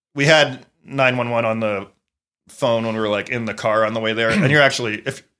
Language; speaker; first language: English; native; English